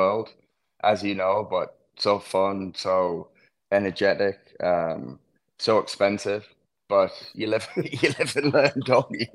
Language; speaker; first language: English; native; English